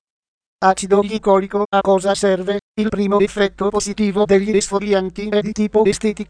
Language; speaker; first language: Italian; native; Italian